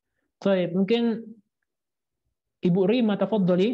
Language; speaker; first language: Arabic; non-native, fluent; Indonesian